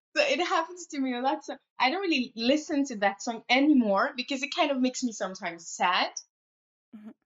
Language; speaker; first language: English; non-native, fluent; French